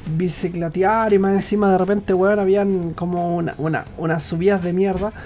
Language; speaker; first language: Spanish; native; Spanish